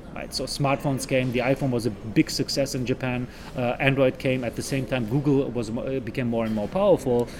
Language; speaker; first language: English; non-native, fluent; German